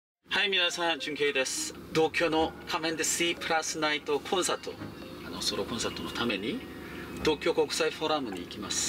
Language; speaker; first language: Japanese; non-native, learner; Korean